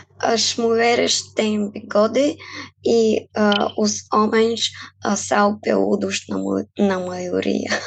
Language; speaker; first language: Portuguese; non-native, fluent; Bulgarian